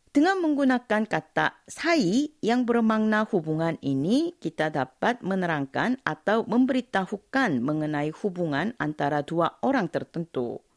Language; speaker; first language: Indonesian; non-native, fluent; Korean